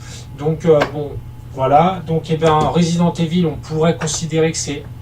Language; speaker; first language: French; native; French